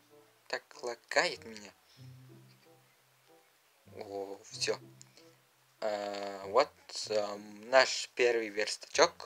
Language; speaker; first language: Russian; non-native, learner; Uzbek